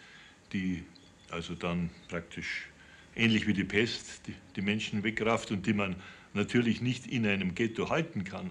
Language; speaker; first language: German; native; German